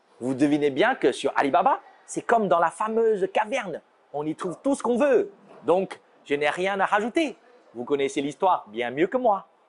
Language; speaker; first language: French; non-native, fluent; Chinese